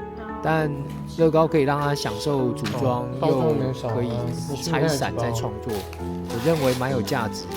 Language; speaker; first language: Chinese; native; Chinese